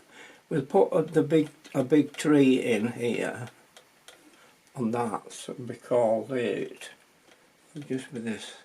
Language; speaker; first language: English; native; English